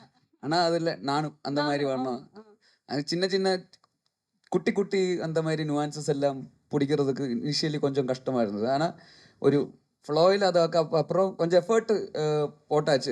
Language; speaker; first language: Tamil; non-native, learner; Malayalam